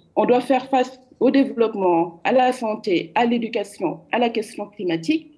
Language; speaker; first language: French; non-native, local second language; Wolof